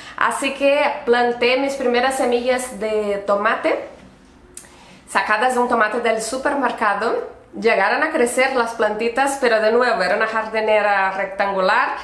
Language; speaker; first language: Spanish; non-native, fluent; Portuguese